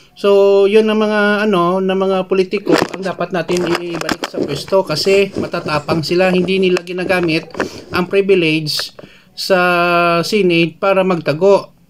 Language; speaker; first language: Filipino; non-native, local second language; Hiligaynon